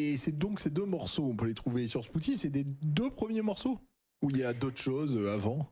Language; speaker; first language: French; native; French